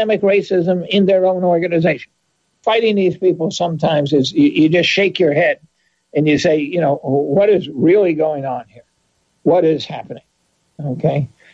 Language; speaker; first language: English; native; English